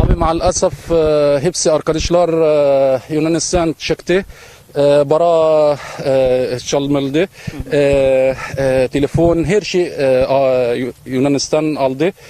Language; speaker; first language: Turkish; non-native, learner; Arabic